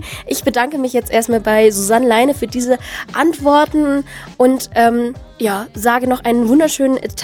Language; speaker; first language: German; native; German